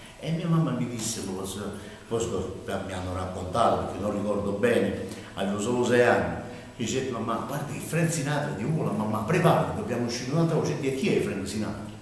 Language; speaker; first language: Italian; native; Italian